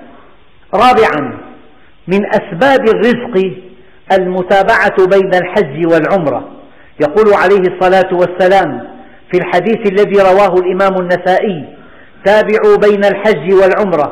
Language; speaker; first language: Arabic; native; Arabic